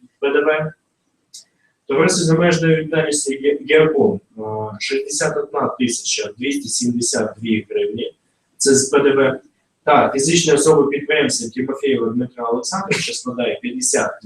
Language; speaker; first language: Ukrainian; non-native, local second language; Russian